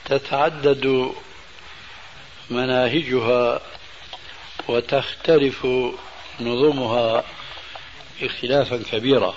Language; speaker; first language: Arabic; early bilingual, other home language; Albanian